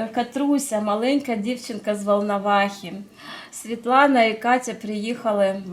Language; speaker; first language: Ukrainian; non-native, local second language; Russian